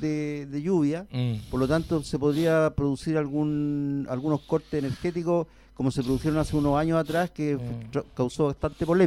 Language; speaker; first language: Spanish; native; Spanish